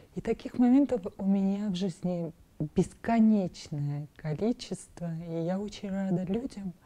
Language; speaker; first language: Russian; non-native, local second language; Armenian